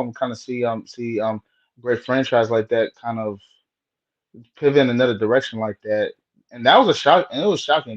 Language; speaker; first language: English; native; English